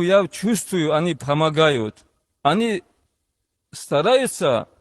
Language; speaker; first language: Russian; non-native, local second language; Chechen